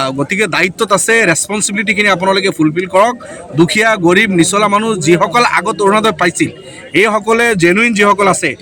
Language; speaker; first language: Assamese; non-native, local second language; Bangla